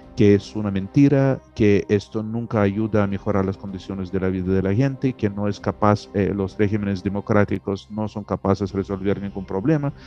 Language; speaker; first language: Spanish; non-native, fluent; Russian